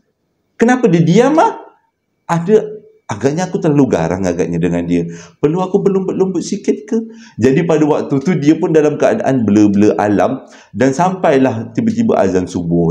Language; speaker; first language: Malay; native; Malay